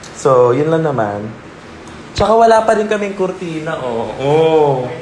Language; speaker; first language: Filipino; non-native, local second language; Cebuano